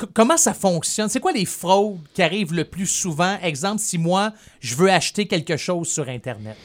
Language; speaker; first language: French; native; French